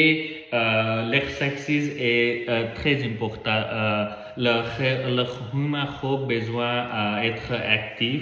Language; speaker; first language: French; non-native, learner; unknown